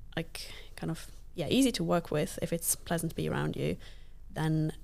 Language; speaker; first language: English; non-native, fluent; Luxembourgish